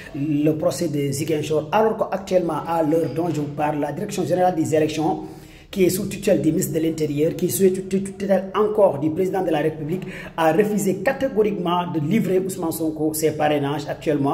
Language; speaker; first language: French; non-native, local second language; Wolof